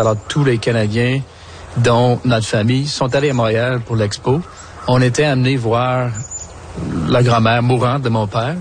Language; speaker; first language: French; non-native, local second language; English